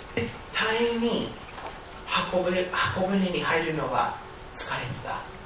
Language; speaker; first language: Japanese; non-native, fluent; English